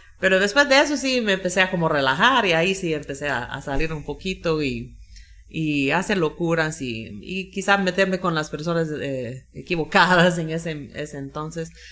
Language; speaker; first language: Spanish; non-native, fluent; English